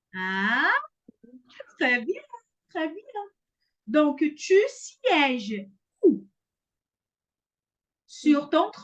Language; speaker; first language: French; non-native, fluent; Portuguese